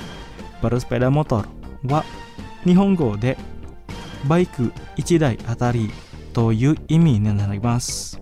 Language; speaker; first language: Japanese; non-native, fluent; Indonesian